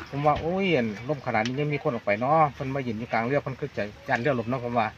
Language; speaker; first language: Thai; non-native, local second language; Northeastern Thai